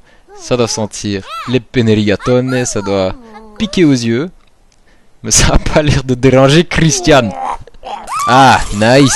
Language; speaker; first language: French; native; French